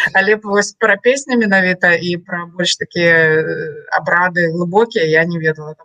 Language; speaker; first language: Belarusian; non-native, local second language; Russian